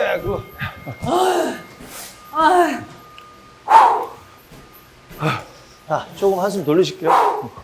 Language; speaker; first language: Korean; non-native, learner; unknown